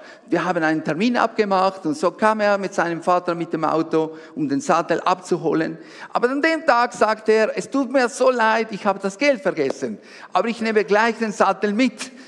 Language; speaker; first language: German; non-native, fluent; Spanish